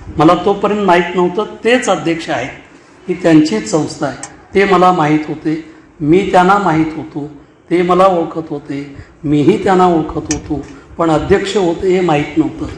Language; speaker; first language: Marathi; non-native, local second language; Kannada